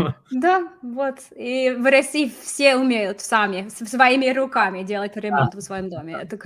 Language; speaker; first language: Russian; non-native, fluent; English